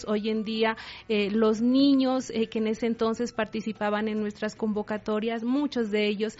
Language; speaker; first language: Spanish; native; Spanish